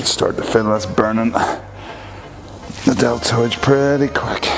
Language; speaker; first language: English; native; English